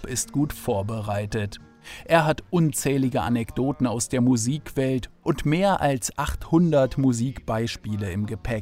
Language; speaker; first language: German; native; German